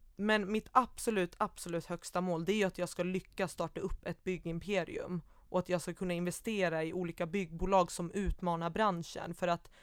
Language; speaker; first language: Swedish; early bilingual, other home language; Baluchi